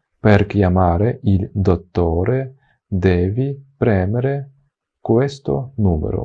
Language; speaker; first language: Italian; non-native, fluent; Ukrainian